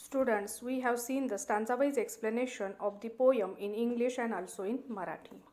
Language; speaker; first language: English; non-native, local second language; Marathi